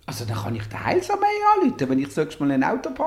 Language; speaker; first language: German; native; German